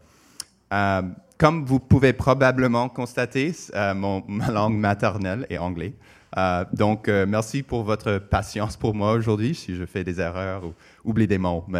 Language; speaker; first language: French; non-native, local second language; English